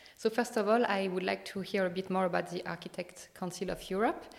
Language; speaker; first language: English; non-native, fluent; French